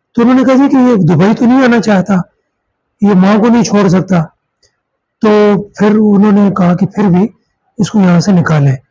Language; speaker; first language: Urdu; non-native, local second language; Saraiki